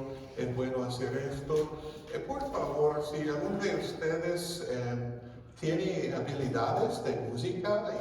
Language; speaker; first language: Spanish; non-native, fluent; English